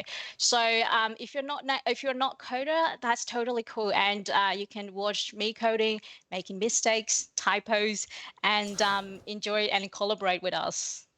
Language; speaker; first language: English; non-native, fluent; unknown